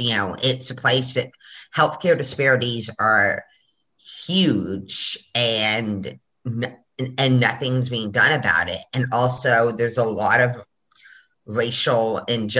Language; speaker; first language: English; native; English